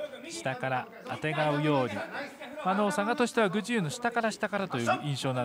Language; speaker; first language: Japanese; native; Japanese